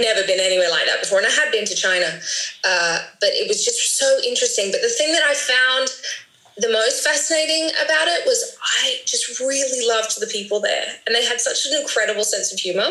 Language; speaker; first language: English; native; English